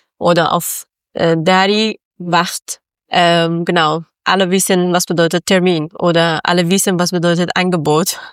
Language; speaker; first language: German; non-native, learner; Persian